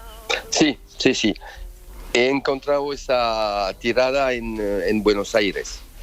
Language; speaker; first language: Spanish; non-native, fluent; French